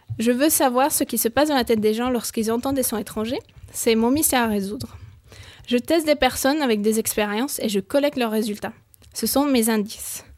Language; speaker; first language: French; non-native, fluent; Spanish